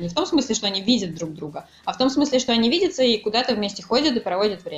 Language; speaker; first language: Russian; native; Russian